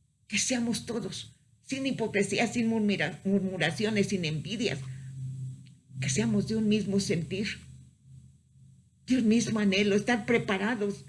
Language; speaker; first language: Spanish; native; Spanish